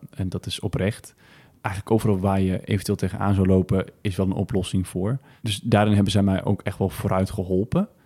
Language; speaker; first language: Dutch; early bilingual, other home language; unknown